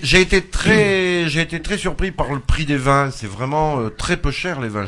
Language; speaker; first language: French; native; French